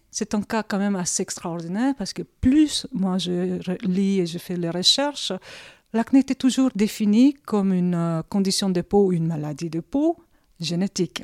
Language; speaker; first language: French; early bilingual, other home language; Korean